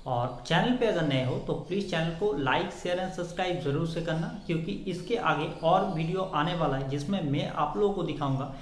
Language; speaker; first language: Hindi; non-native, local second language; Bangla